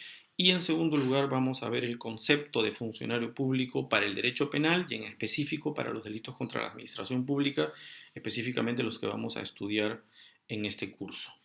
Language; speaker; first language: Spanish; native; Spanish